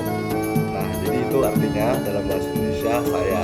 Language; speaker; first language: Indonesian; non-native, local second language; Malay